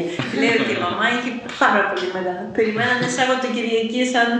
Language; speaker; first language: Greek; non-native, fluent; Ukrainian